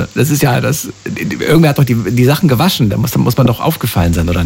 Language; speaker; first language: German; native; German